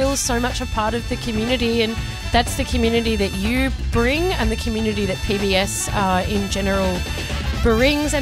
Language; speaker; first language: English; native; English